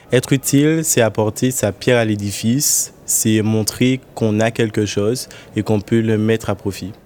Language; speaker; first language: French; native; French